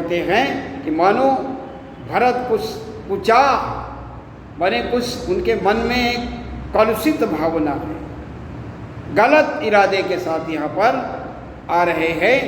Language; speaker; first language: Hindi; native; Hindi